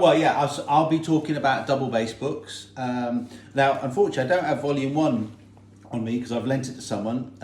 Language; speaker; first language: English; native; English